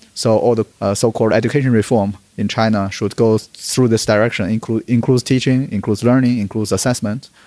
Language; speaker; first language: English; non-native, fluent; Chinese